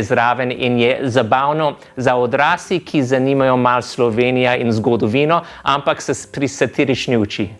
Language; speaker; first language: Slovenian; non-native, fluent; English